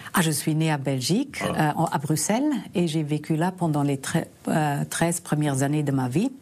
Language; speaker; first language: French; early bilingual, other home language; German